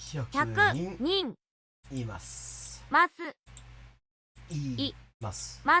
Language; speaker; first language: Japanese; non-native, fluent; English